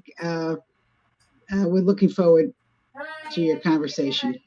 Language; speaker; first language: English; native; English